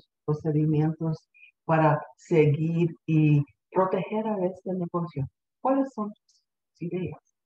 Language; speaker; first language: Spanish; early bilingual, heritage; Spanish